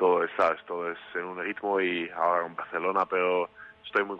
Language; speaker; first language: Spanish; non-native, learner; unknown